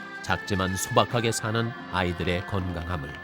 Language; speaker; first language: Korean; native; Korean